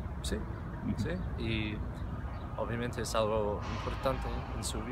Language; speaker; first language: Spanish; non-native, fluent; English